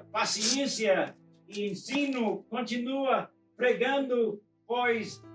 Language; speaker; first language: Portuguese; non-native, fluent; English